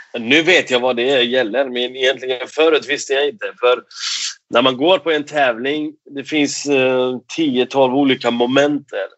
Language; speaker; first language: Swedish; non-native, fluent; Persian